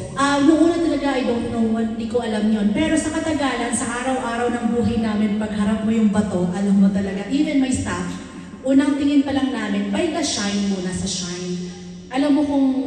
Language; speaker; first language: Filipino; non-native, local second language; Bikol